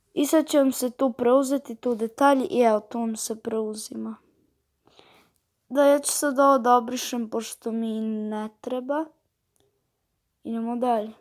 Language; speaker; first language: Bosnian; early bilingual, heritage; Croatian